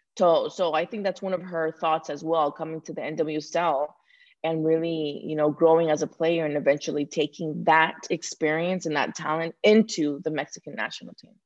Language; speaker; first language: English; early bilingual, other home language; Spanish